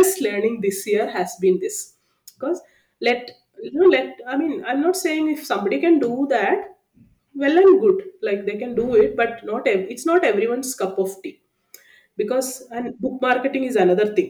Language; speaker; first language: English; non-native, local second language; Malayalam